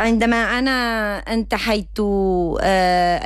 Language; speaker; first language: Arabic; non-native, learner; Spanish